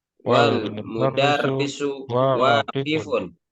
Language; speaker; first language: Arabic; non-native, learner; Indonesian